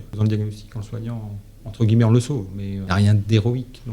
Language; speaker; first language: French; native; French